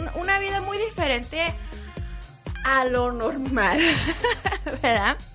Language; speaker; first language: Spanish; early bilingual, heritage; Spanish